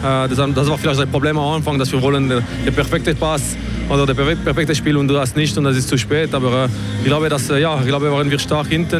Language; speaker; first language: German; non-native, local second language; French